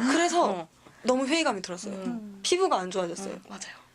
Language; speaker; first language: Korean; native; Korean